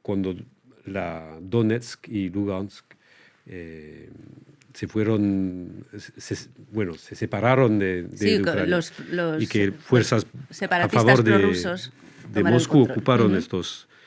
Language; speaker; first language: Spanish; non-native, fluent; French